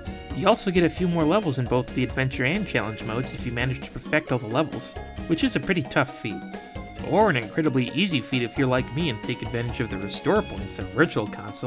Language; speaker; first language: English; native; English